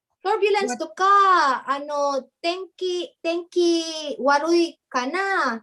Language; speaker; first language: Japanese; non-native, learner; English